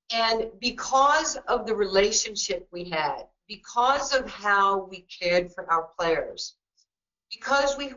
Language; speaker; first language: English; native; English